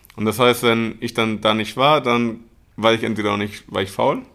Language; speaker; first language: German; early bilingual, other home language; Spanish